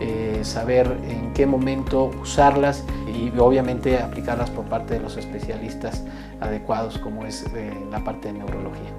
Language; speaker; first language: Spanish; native; Spanish